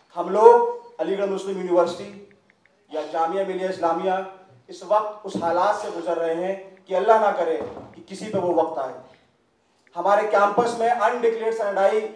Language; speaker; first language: Hindi; native; Hindi